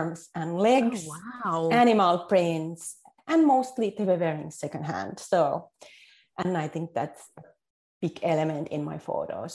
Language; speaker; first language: English; non-native, fluent; Finnish